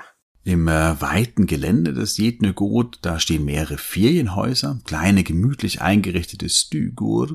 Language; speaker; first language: German; native; German